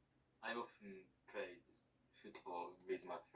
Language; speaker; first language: English; non-native, fluent; Japanese